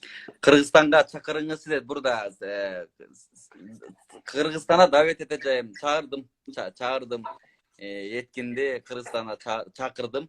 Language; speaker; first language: Turkish; non-native, learner; Kyrgyz